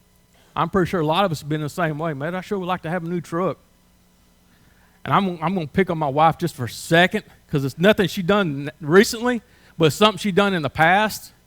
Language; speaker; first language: English; native; English